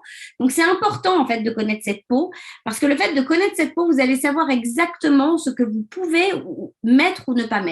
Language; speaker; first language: French; native; French